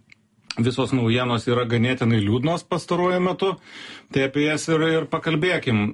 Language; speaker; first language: Lithuanian; native; Lithuanian